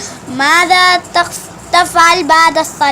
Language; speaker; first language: Arabic; non-native, learner; Urdu